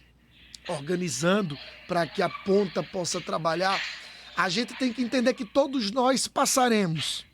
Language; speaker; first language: Portuguese; native; Portuguese